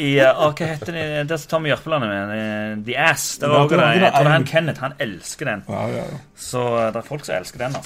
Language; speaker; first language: Norwegian; native; Norwegian